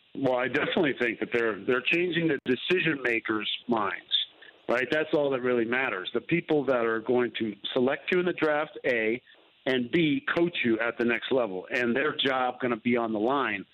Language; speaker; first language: English; native; English